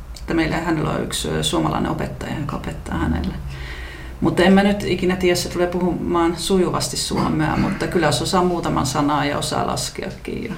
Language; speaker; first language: Finnish; early bilingual, heritage; Finnish